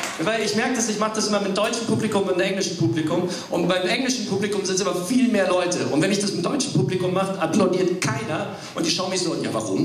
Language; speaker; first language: German; early bilingual, other home language; English